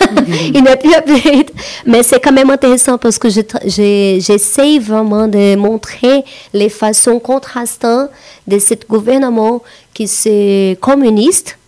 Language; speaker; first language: French; non-native, fluent; Portuguese